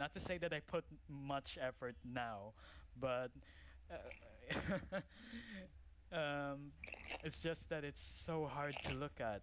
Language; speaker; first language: English; non-native, local second language; Filipino